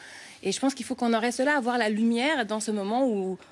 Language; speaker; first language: French; native; French